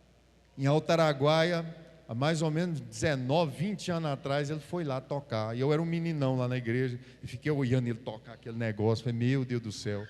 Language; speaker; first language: Portuguese; native; Portuguese